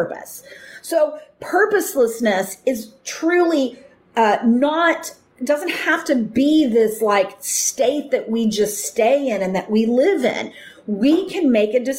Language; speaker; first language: English; native; English